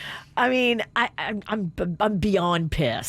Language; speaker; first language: English; native; English